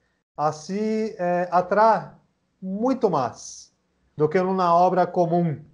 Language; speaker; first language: Spanish; non-native, learner; Portuguese